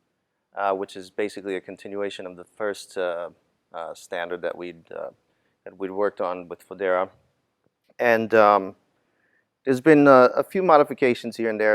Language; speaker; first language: English; native; English